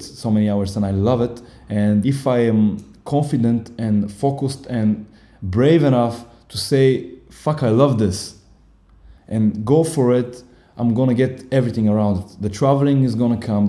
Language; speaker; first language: English; non-native, fluent; Bulgarian